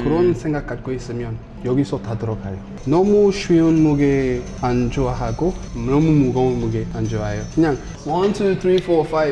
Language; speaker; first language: Korean; non-native, learner; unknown